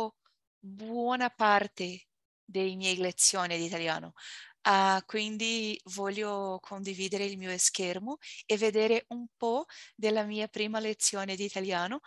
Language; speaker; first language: Italian; non-native, learner; Portuguese